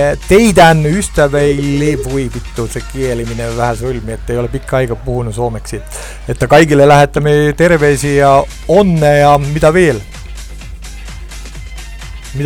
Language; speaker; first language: Finnish; non-native, learner; Estonian